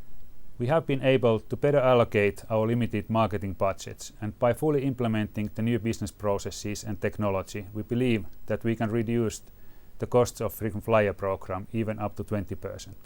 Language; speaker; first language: English; non-native, fluent; Finnish